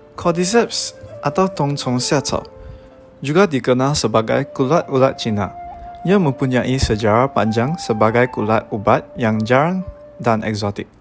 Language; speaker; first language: Malay; non-native, local second language; Tamil